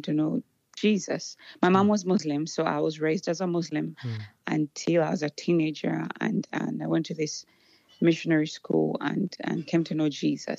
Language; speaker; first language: English; non-native, local second language; Ganda